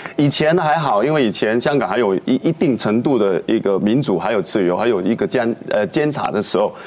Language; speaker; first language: Chinese; non-native, local second language; Cantonese